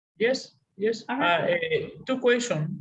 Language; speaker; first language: English; non-native, learner; Spanish